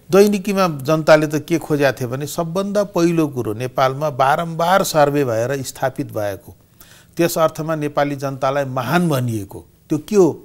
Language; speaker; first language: Nepali; native; Nepali